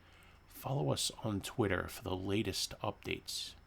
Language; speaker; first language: English; native; English